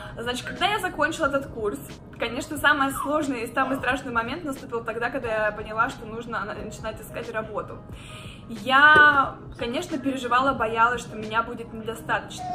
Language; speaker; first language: Russian; native; Russian